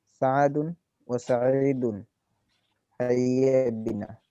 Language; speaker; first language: Arabic; non-native, learner; Urdu